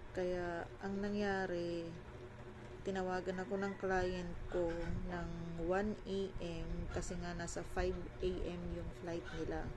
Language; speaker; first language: Filipino; non-native, local second language; Waray